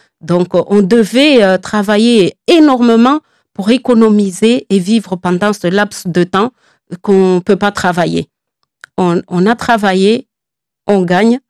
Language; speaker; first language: French; non-native, local second language; Comorian